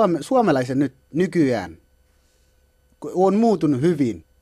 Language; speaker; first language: Finnish; non-native, learner; Kalenjin